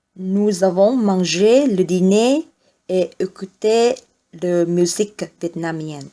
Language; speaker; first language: French; non-native, learner; Vietnamese